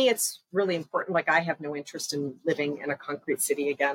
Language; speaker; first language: English; native; English